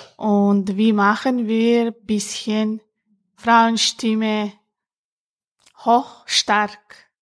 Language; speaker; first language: German; non-native, learner; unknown